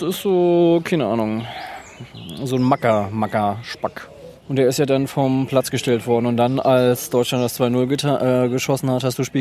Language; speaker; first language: German; native; German